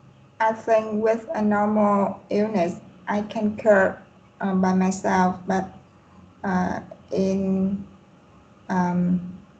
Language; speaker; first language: English; non-native, learner; Vietnamese